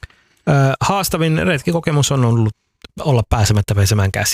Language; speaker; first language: Finnish; early bilingual, other home language; Somali